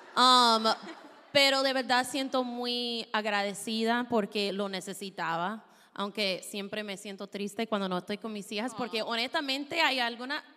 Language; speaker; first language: Spanish; non-native, fluent; English